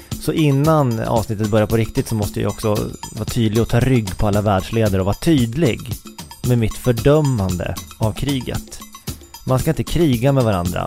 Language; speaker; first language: Swedish; native; Swedish